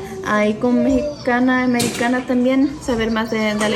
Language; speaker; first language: Spanish; early bilingual, heritage; Spanish